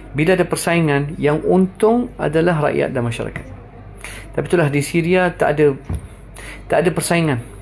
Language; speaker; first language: Malay; non-native, fluent; Arabic